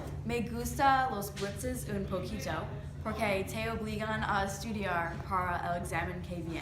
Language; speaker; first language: Spanish; non-native, learner; English